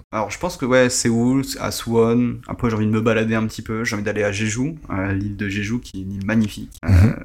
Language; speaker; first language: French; early bilingual, other home language; Portuguese